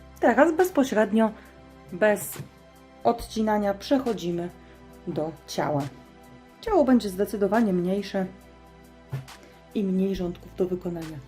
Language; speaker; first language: Polish; native; Polish